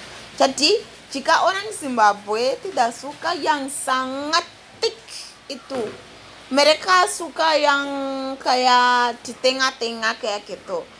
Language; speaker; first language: Indonesian; non-native, fluent; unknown